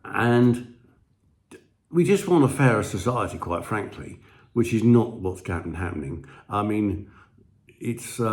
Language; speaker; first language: English; native; English